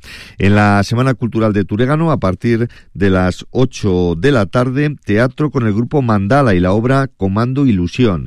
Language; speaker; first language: Spanish; native; Spanish